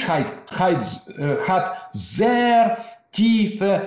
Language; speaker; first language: German; non-native, learner; Russian